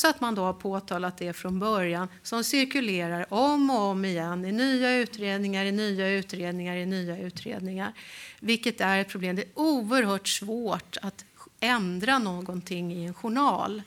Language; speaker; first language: Swedish; native; Swedish